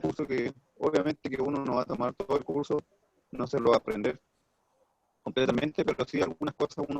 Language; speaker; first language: Spanish; native; Spanish